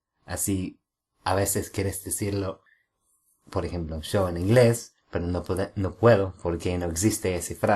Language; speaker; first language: Spanish; non-native, fluent; English